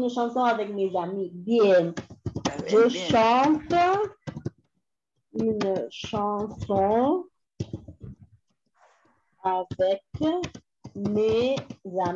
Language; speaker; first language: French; non-native, fluent; Spanish